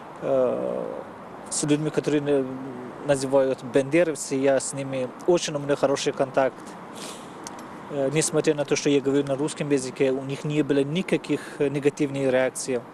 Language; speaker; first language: Russian; non-native, fluent; Persian